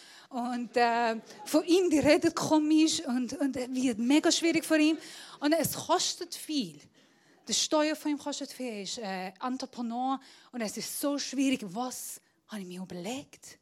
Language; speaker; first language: German; non-native, fluent; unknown